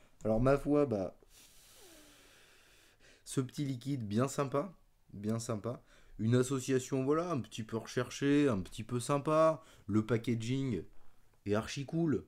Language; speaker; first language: French; native; French